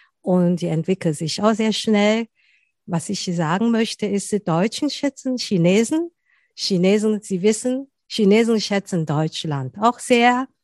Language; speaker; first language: German; non-native, fluent; Chinese